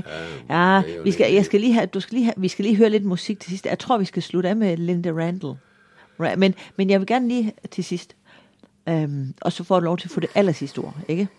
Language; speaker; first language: Danish; native; Danish